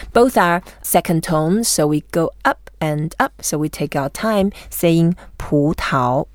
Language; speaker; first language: English; non-native, fluent; Chinese